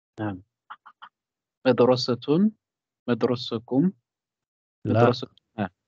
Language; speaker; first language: Arabic; non-native, learner; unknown